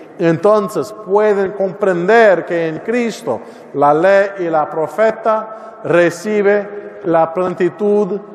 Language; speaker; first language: Spanish; non-native, learner; English